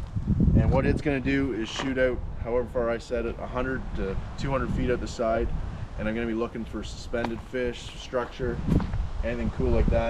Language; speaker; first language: English; native; English